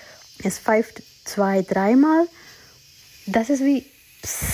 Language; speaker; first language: German; non-native, fluent; Gujarati